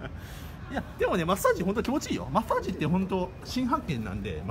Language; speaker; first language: Japanese; native; Japanese